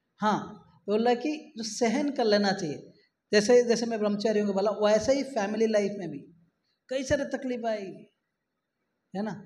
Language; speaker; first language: Hindi; non-native, local second language; Marathi